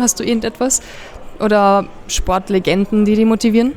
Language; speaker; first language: German; native; German